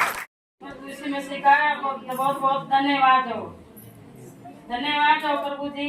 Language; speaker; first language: Hindi; non-native, local second language; Punjabi